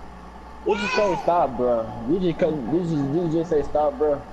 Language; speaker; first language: English; native; English